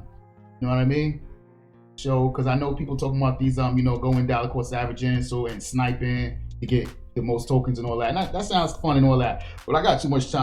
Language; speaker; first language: English; native; English